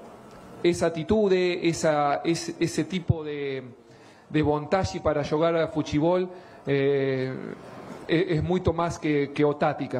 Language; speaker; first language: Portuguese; non-native, learner; Spanish